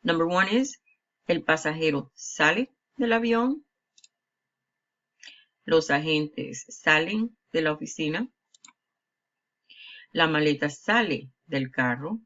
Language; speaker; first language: Spanish; non-native, fluent; English